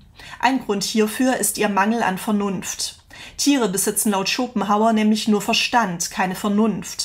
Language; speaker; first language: German; native; German